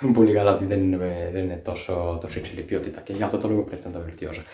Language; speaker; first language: Greek; non-native, learner; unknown